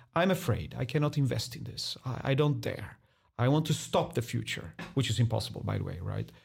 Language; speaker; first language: English; non-native, fluent; Polish